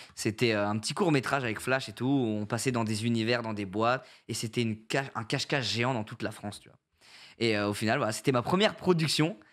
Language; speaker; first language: French; native; French